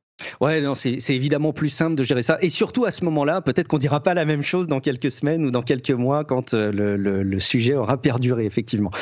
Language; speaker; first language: French; native; French